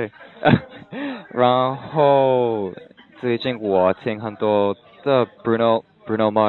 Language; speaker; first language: Chinese; non-native, learner; English